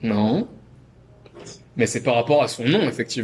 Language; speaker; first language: French; native; French